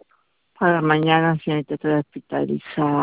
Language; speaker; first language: Spanish; native; Spanish